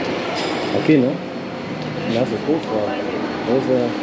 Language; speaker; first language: Spanish; non-native, learner; English